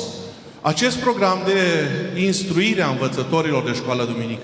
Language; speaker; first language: Romanian; non-native, fluent; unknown